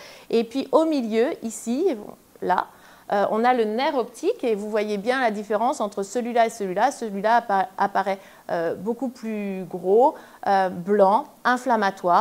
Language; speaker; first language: French; native; French